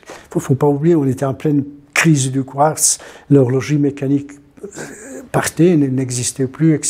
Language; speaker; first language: French; non-native, fluent; Italian